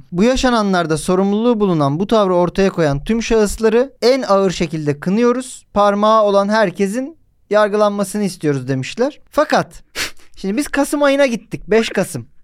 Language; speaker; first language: Turkish; native; Turkish